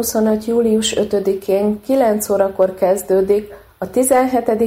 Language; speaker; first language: Hungarian; native; Hungarian